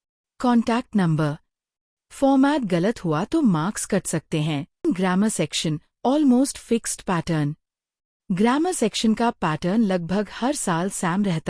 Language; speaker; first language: Hindi; native; Hindi